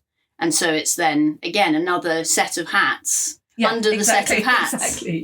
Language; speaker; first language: English; native; English